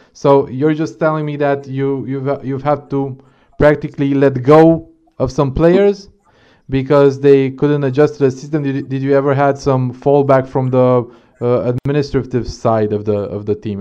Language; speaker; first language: English; non-native, fluent; Romanian